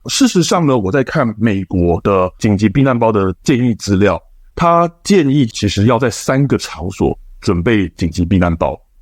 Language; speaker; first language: Chinese; native; Chinese